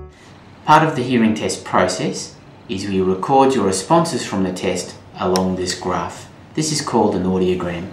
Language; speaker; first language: English; native; English